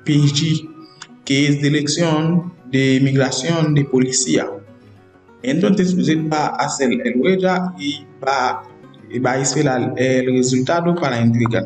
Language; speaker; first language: Spanish; non-native, learner; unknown